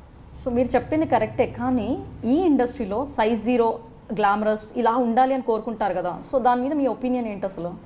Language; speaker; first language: Telugu; native; Telugu